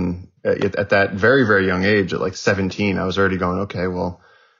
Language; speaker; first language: English; native; English